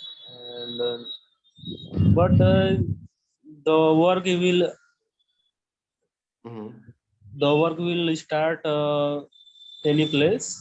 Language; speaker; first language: English; non-native, learner; Hindi